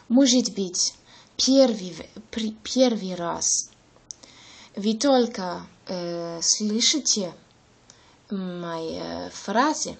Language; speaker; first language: Russian; non-native, learner; German